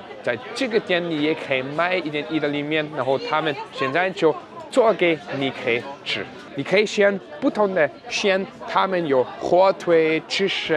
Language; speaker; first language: Chinese; non-native, fluent; German